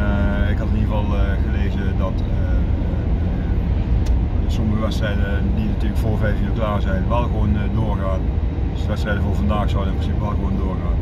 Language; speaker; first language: Dutch; native; Dutch